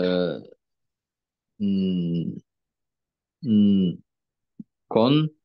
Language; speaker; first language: Korean; non-native, learner; Kyrgyz